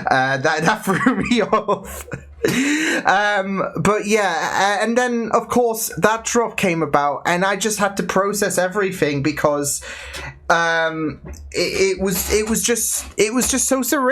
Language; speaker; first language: English; native; English